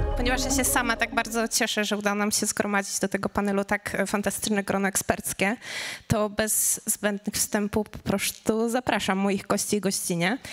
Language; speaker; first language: Polish; native; Polish